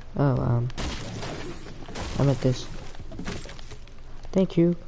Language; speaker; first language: English; native; English